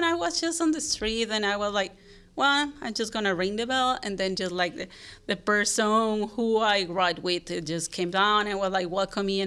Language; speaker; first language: English; non-native, fluent; Spanish